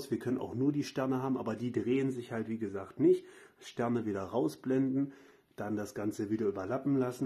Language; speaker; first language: German; native; German